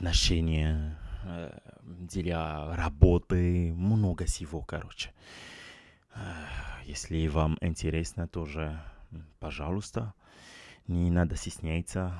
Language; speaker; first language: Russian; non-native, learner; French